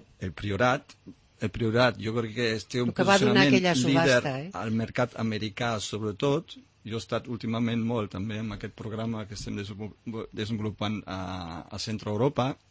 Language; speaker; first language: Catalan; non-native, fluent; German